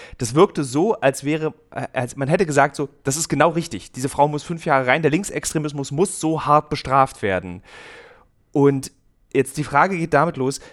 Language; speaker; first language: German; native; German